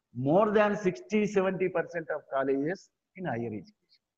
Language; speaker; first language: English; non-native, local second language; Telugu